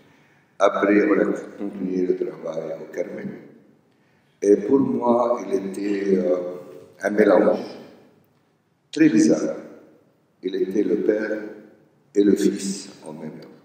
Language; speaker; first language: French; non-native, local second language; Arabic